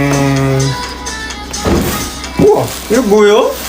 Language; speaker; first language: Korean; non-native, fluent; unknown